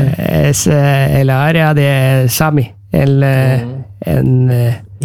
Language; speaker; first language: Spanish; non-native, learner; Norwegian